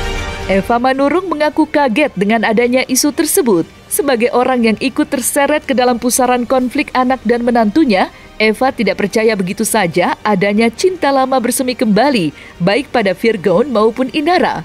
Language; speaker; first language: Indonesian; native; Indonesian